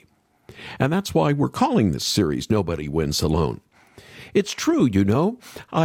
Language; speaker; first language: English; native; English